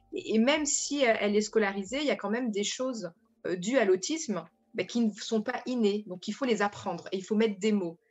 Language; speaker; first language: French; native; French